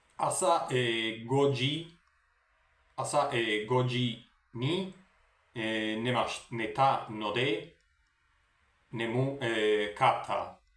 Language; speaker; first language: Japanese; non-native, learner; Spanish